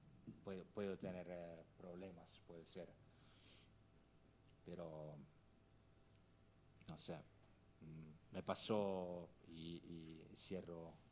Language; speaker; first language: Spanish; non-native, fluent; Italian